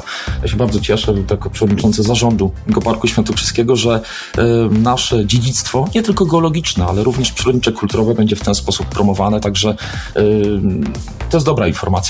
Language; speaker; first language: Polish; native; Polish